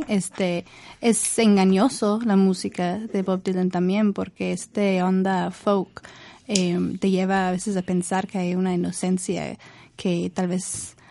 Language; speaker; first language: Spanish; non-native, fluent; English